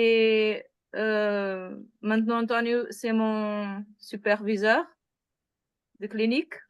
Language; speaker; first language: French; non-native, learner; Portuguese